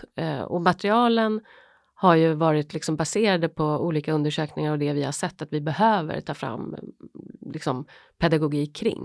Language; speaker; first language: Swedish; native; Swedish